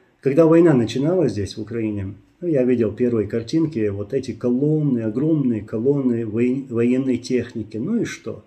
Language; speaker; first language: Russian; non-native, local second language; Chechen